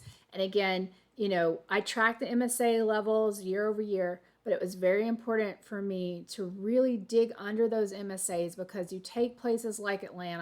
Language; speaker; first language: English; native; English